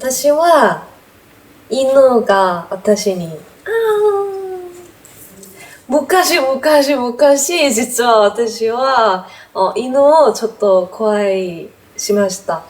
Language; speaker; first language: Japanese; non-native, learner; Korean